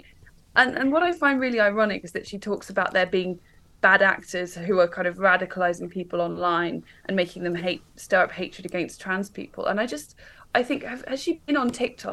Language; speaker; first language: English; native; English